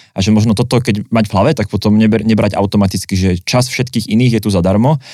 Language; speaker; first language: Slovak; native; Slovak